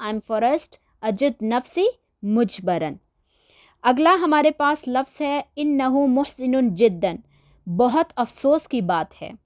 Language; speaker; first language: Urdu; native; Urdu